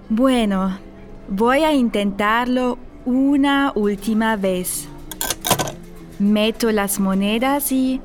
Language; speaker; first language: Spanish; non-native, fluent; German